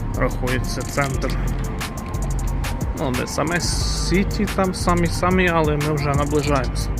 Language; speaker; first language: Ukrainian; native; Ukrainian